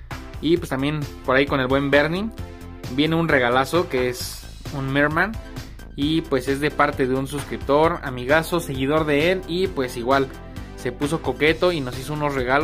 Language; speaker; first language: Spanish; native; Spanish